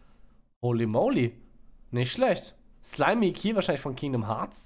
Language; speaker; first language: German; native; German